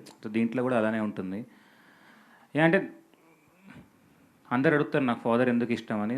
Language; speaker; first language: Telugu; native; Telugu